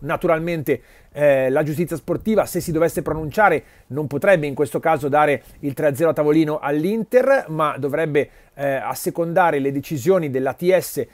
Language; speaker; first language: Italian; native; Italian